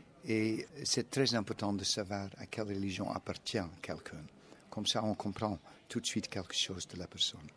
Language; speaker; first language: French; non-native, fluent; Dutch